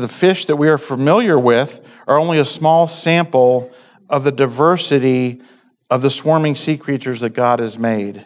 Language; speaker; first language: English; native; English